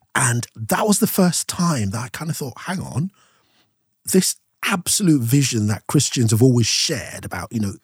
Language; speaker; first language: English; non-native, local second language; Yoruba